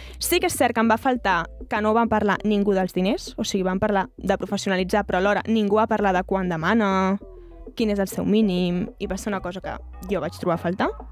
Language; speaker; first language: Catalan; native; Catalan